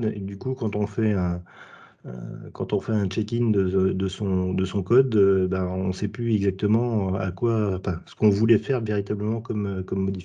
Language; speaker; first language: French; native; French